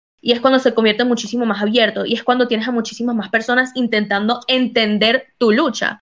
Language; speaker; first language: Spanish; early bilingual, heritage; Spanish